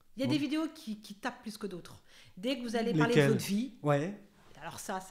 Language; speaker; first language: French; native; French